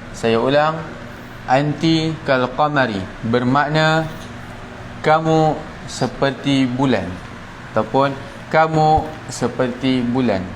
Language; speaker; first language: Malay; native; Malay